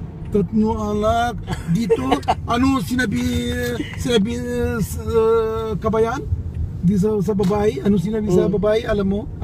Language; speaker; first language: Filipino; non-native, learner; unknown